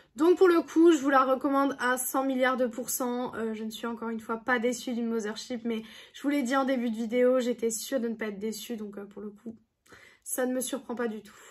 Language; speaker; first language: French; native; French